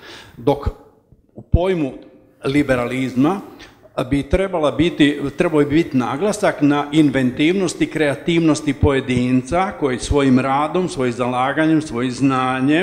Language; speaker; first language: Croatian; native; Croatian